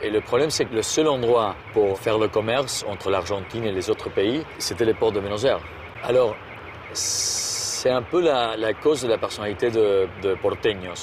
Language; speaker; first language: French; non-native, fluent; Spanish